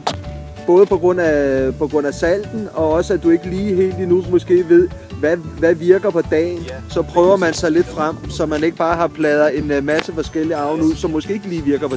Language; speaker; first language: Danish; native; Danish